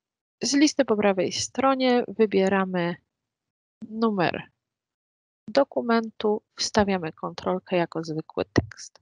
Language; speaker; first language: Polish; native; Polish